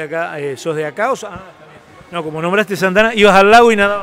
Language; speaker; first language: Spanish; native; Spanish